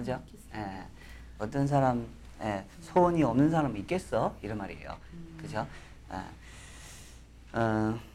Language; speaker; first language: Korean; non-native, fluent; Chinese